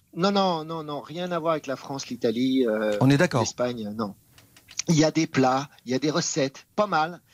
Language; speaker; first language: French; non-native, fluent; Dutch